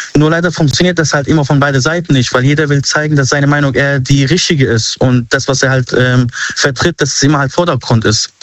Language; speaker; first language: German; non-native, fluent; Arabic